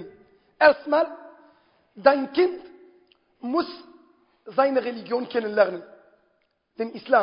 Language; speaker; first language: German; non-native, fluent; Arabic